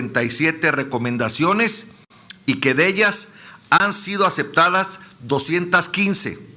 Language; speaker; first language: Spanish; native; Spanish